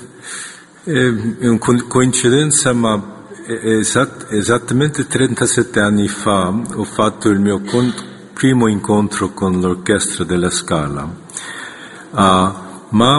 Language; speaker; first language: Italian; non-native, fluent; Korean